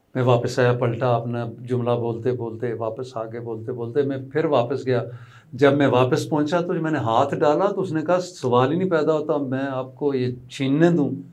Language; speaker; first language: Urdu; non-native, local second language; Pahari-Potwari